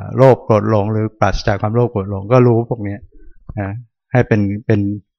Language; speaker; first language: Thai; native; Thai